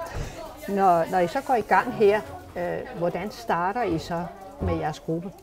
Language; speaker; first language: Danish; native; Danish